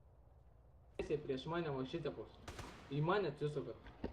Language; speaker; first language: Lithuanian; native; Lithuanian